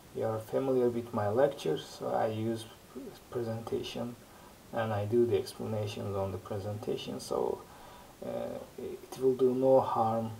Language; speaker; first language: English; non-native, fluent; Turkish